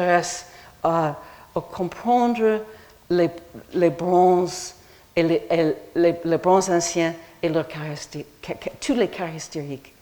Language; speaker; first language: French; non-native, fluent; English